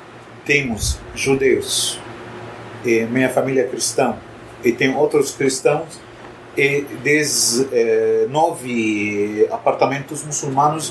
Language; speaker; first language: Portuguese; non-native, fluent; Arabic